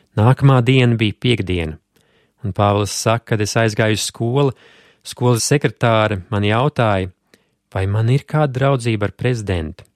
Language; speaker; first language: Latvian; native; Latvian